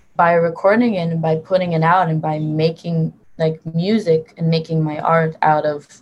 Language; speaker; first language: English; early bilingual, other home language; Hebrew